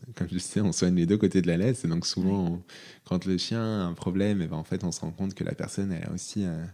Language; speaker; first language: French; native; French